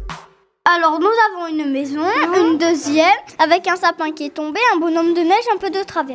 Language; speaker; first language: French; native; French